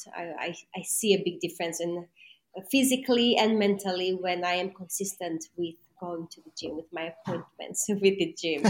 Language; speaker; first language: English; non-native, fluent; Greek